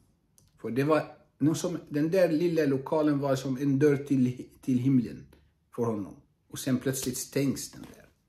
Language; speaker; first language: Swedish; non-native, fluent; Arabic